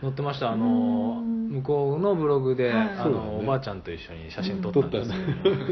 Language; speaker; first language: Japanese; native; Japanese